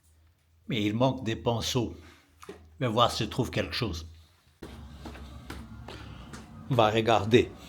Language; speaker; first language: French; non-native, fluent; Portuguese